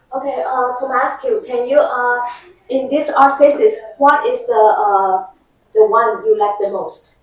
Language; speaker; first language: English; non-native, learner; Chinese